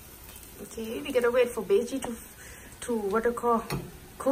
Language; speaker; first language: English; non-native, learner; Thai